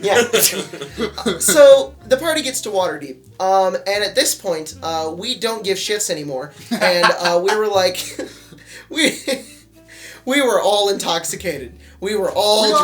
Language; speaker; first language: English; native; English